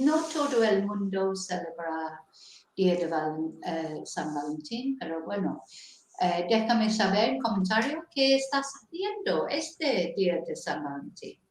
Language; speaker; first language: Spanish; non-native, fluent; English